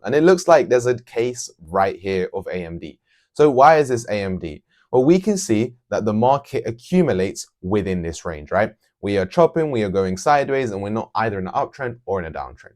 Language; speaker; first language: English; native; English